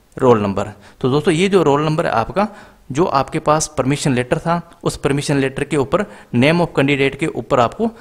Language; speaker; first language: Hindi; native; Hindi